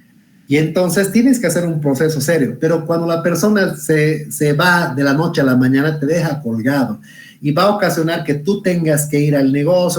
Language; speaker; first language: Spanish; native; Spanish